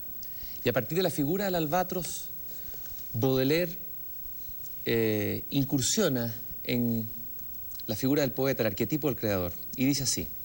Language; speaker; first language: Spanish; native; Spanish